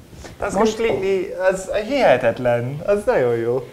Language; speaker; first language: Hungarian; non-native, learner; English